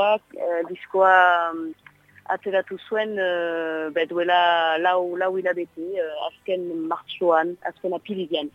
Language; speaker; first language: Basque; non-native, local second language; French